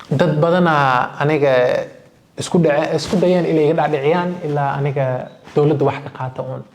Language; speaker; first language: Somali; early bilingual, heritage; Somali